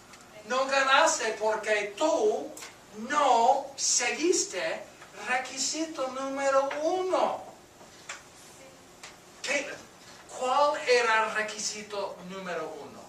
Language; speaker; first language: Spanish; non-native, fluent; English